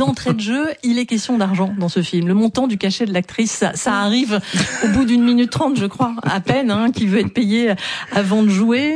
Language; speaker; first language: French; native; French